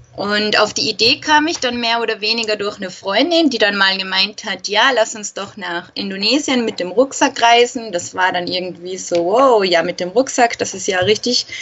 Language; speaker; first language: German; native; German